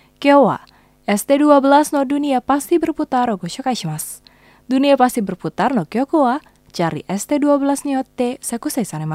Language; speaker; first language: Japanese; non-native, fluent; Indonesian